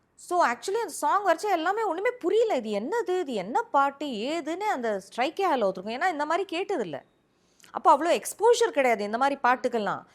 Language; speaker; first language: Tamil; early bilingual, heritage; Tamil